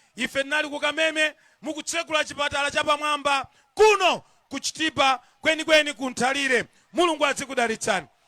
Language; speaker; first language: Nyanja; non-native, local second language; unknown